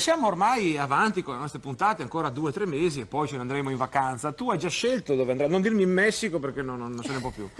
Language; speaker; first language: Italian; native; Italian